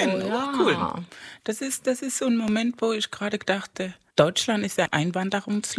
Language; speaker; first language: German; non-native, fluent; Spanish